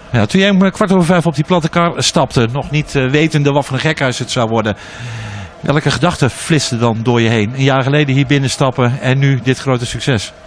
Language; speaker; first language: Dutch; native; Dutch